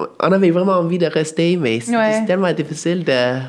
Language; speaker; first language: French; non-native, fluent; English